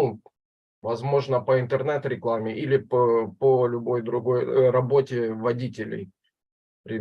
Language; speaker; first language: Russian; non-native, local second language; Ukrainian